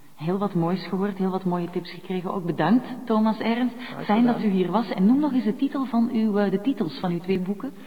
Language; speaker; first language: Dutch; native; Dutch